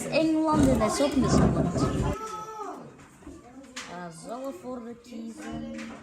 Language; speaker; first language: Dutch; non-native, learner; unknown